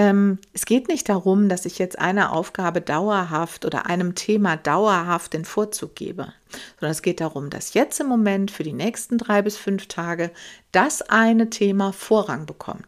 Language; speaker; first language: German; native; German